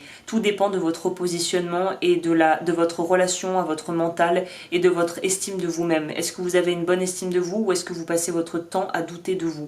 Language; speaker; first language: French; native; French